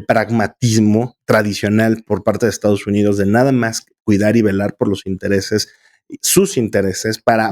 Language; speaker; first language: Spanish; native; Spanish